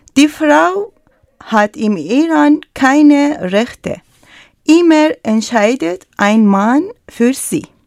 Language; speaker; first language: German; non-native, learner; Persian